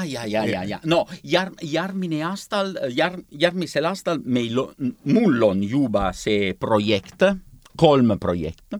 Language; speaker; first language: Estonian; non-native, learner; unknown